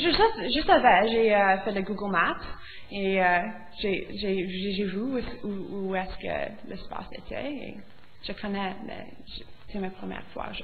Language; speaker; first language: French; non-native, local second language; English